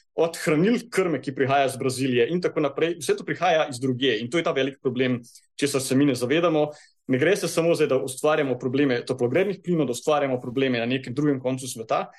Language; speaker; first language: Slovenian; native; Slovenian